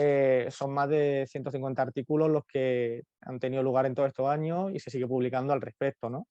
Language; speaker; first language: Spanish; native; Spanish